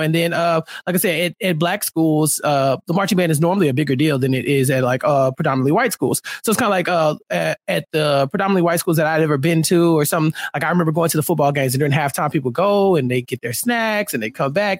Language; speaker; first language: English; native; English